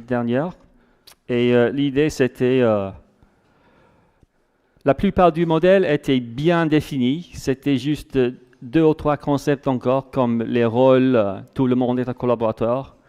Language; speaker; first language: French; non-native, fluent; English